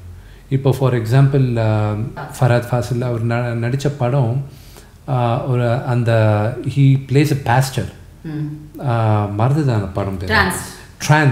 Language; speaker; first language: Tamil; non-native, local second language; Telugu